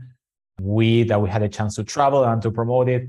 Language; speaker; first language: English; non-native, fluent; Spanish